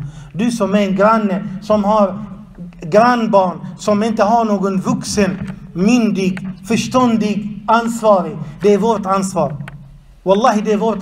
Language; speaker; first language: Swedish; non-native, fluent; Arabic